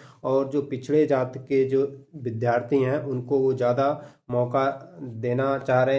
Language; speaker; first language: Hindi; native; Hindi